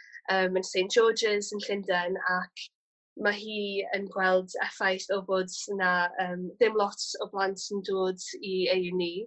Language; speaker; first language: Welsh; native; Welsh